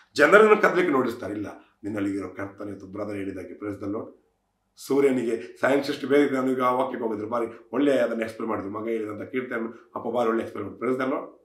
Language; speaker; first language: Kannada; non-native, local second language; Tulu